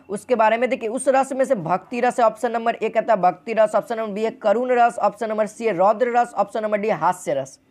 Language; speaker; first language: Hindi; native; Hindi